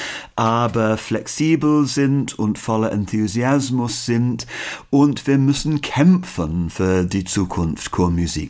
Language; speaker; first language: German; non-native, learner; English